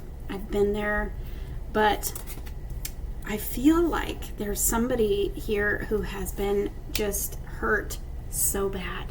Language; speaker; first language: English; native; English